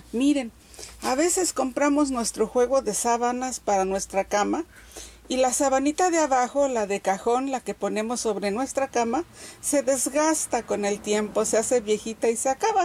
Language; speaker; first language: Spanish; native; Spanish